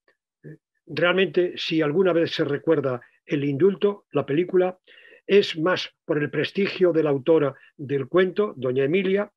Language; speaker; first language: Spanish; native; Spanish